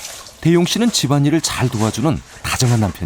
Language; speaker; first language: Korean; native; Korean